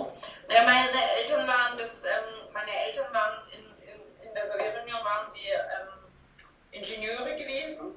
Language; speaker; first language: German; early bilingual, other home language; Russian